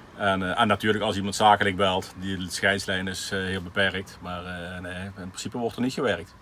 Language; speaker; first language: Dutch; native; Dutch